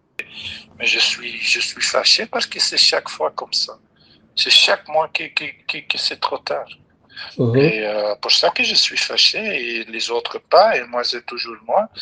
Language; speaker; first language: French; non-native, local second language; Dutch